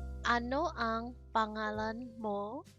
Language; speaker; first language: Filipino; non-native, learner; English